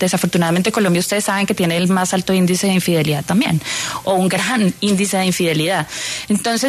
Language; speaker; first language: Spanish; native; Spanish